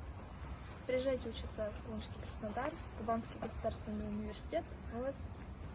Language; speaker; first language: Russian; native; Russian